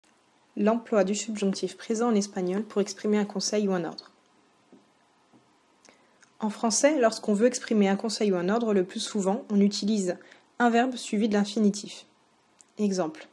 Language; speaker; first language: French; native; French